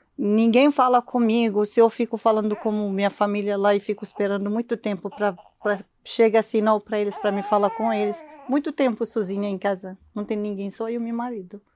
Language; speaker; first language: Portuguese; non-native, learner; Arabic